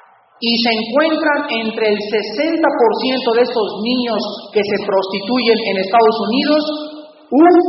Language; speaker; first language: Spanish; native; Spanish